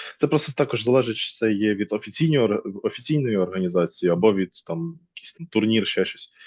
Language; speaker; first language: Ukrainian; native; Ukrainian